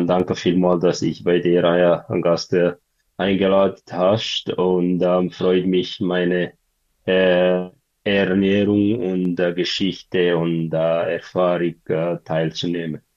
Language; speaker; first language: German; non-native, learner; Tigrinya